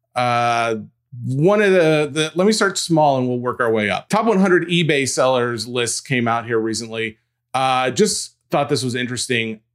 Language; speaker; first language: English; native; English